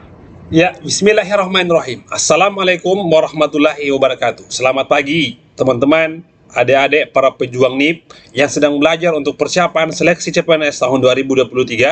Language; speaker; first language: Indonesian; native; Indonesian